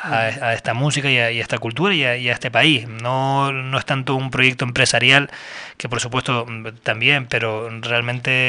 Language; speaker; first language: Spanish; native; Spanish